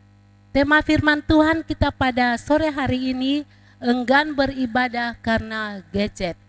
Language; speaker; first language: Indonesian; native; Indonesian